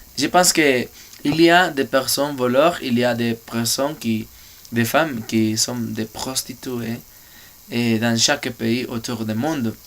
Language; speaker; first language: French; non-native, learner; Spanish